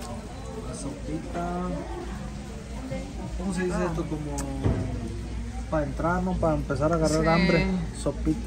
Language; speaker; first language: Spanish; native; Spanish